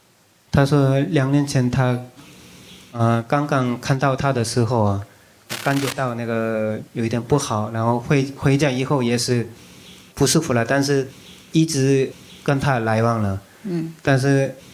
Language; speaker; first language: Chinese; non-native, fluent; Korean